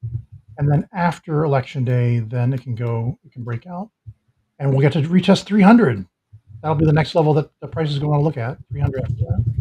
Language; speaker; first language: English; native; English